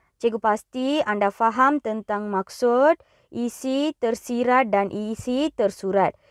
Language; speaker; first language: Malay; non-native, local second language; Tamil